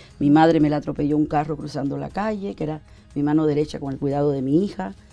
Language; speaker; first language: Spanish; native; Spanish